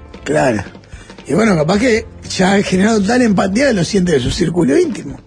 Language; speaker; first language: Spanish; native; Spanish